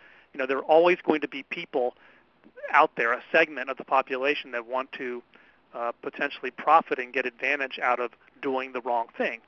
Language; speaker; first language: English; native; English